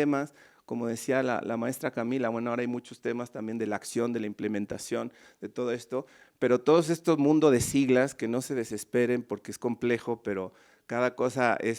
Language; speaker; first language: Spanish; native; Spanish